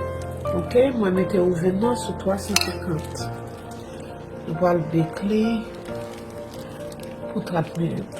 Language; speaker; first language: French; non-native, local second language; Haitian Creole